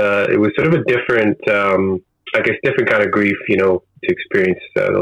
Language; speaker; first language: English; native; English